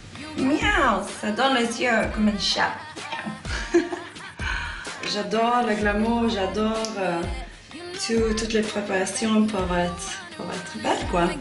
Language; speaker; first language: French; non-native, fluent; Swedish